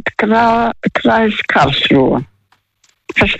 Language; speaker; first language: German; non-native, fluent; Russian